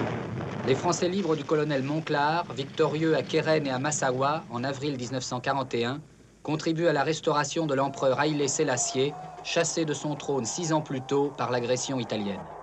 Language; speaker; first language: French; native; French